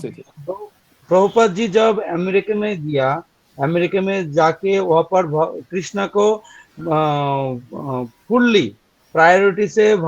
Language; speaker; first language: Hindi; non-native, local second language; Bangla